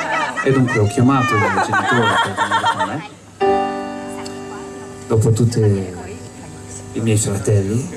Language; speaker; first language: Italian; non-native, fluent; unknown